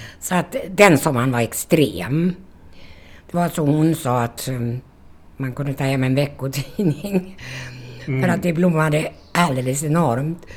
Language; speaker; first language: Swedish; native; Swedish